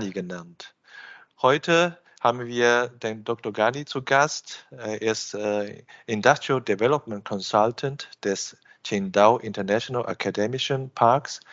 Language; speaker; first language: German; non-native, fluent; Chinese